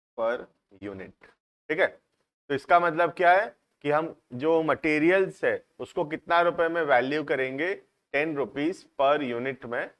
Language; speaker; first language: Hindi; native; Hindi